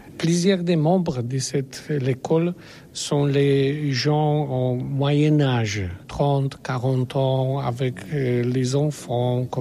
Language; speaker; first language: French; non-native, learner; Polish